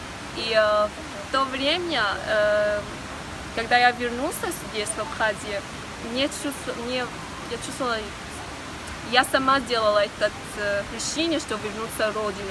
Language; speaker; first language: Russian; non-native, learner; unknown